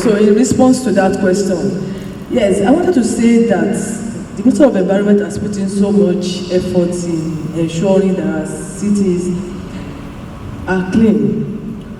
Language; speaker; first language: English; non-native, local second language; Yoruba